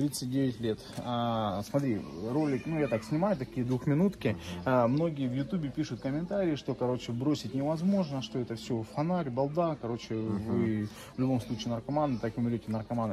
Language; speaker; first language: Russian; native; Russian